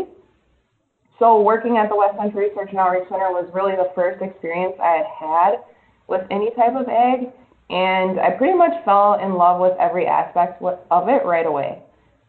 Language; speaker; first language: English; native; English